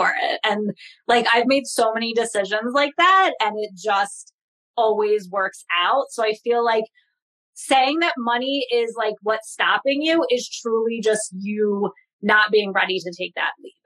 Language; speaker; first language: English; native; English